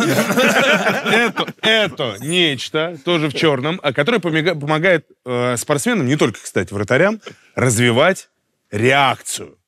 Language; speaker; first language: Russian; native; Russian